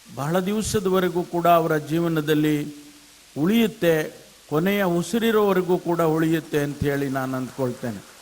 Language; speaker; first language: Kannada; native; Kannada